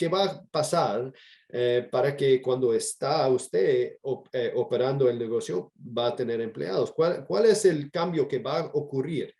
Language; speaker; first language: Spanish; non-native, fluent; English